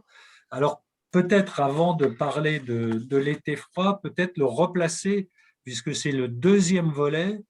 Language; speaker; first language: French; native; French